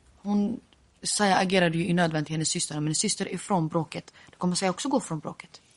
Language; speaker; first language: Swedish; early bilingual, other home language; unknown